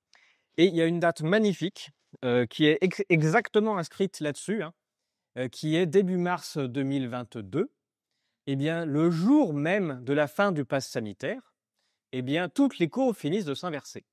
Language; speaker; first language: French; native; French